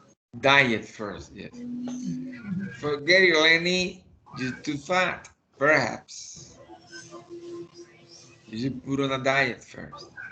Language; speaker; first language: English; non-native, fluent; Spanish